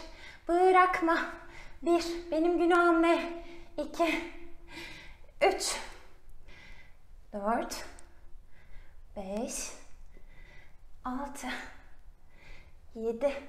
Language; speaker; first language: Turkish; native; Turkish